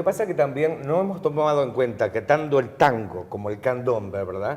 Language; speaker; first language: Spanish; native; Spanish